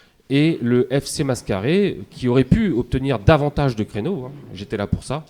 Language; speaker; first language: French; native; French